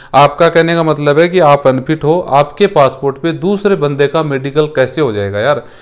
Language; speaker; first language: Hindi; native; Hindi